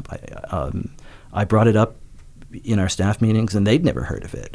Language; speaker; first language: English; native; English